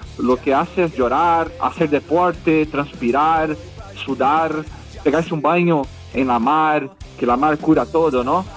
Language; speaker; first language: Spanish; non-native, fluent; Portuguese